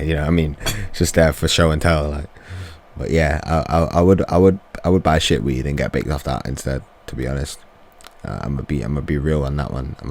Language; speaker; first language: English; native; English